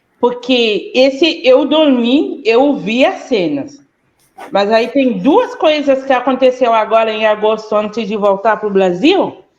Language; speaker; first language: Portuguese; non-native, fluent; Haitian Creole